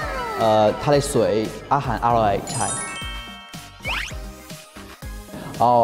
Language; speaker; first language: Thai; non-native, learner; Chinese